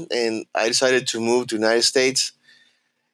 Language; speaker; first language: English; non-native, fluent; Spanish